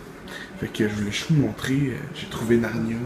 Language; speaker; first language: French; native; French